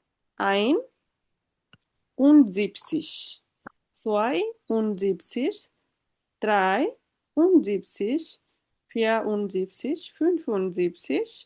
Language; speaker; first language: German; non-native, fluent; Bangla